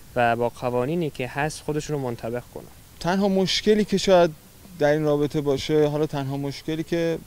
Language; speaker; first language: Persian; native; Persian